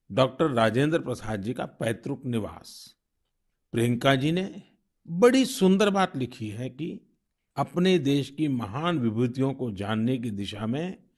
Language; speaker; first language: Hindi; non-native, local second language; Gujarati